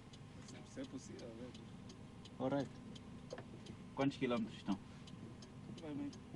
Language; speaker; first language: Portuguese; native; Portuguese